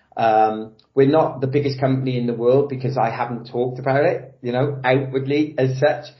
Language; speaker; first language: English; native; English